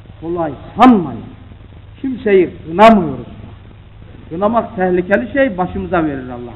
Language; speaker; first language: Turkish; native; Turkish